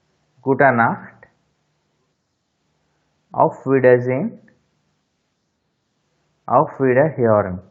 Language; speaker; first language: German; non-native, fluent; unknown